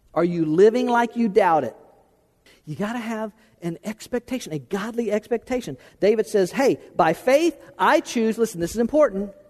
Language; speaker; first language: English; native; English